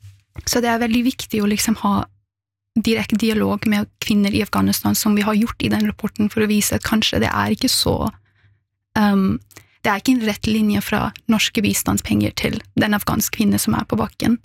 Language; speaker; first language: Norwegian; early bilingual, other home language; Persian